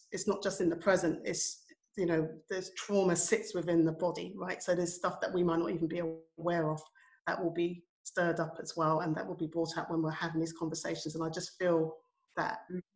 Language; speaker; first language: English; native; English